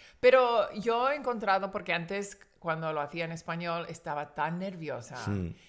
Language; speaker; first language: Spanish; early bilingual, heritage; Spanish